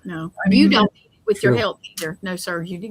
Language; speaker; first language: English; native; English